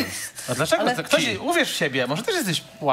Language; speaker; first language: Polish; native; Polish